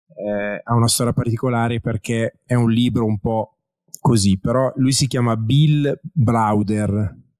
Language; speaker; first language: Italian; native; Italian